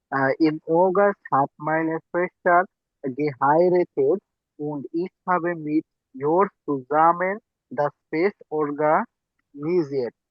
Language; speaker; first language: German; non-native, learner; Bangla